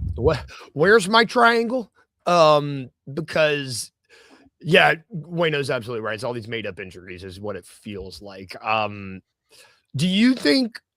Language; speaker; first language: English; native; English